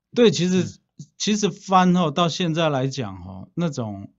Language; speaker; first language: Chinese; native; Chinese